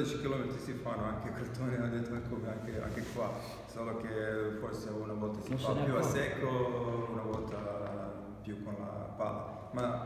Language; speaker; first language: Italian; non-native, fluent; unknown